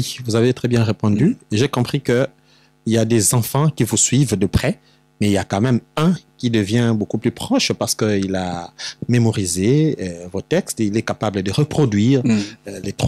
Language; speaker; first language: French; non-native, local second language; Lingala